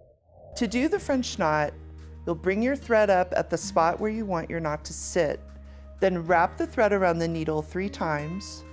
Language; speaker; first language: English; native; English